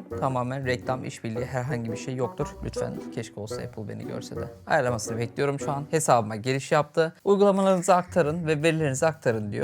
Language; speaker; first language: Turkish; native; Turkish